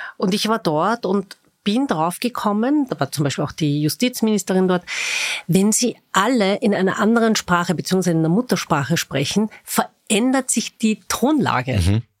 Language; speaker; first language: German; native; German